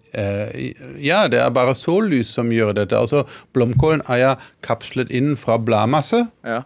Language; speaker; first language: Norwegian; non-native, fluent; German